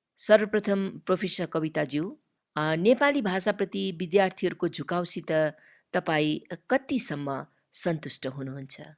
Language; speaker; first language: Nepali; native; Nepali